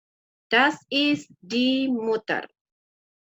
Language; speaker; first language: German; non-native, fluent; Indonesian